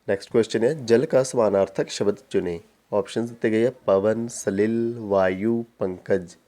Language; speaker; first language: Hindi; non-native, local second language; Punjabi